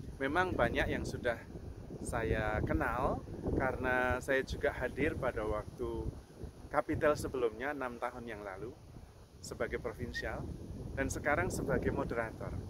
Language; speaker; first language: Indonesian; non-native, local second language; Javanese